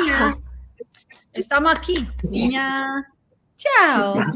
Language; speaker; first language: Spanish; non-native, learner; Italian